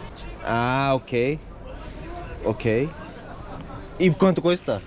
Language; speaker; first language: Spanish; non-native, learner; Korean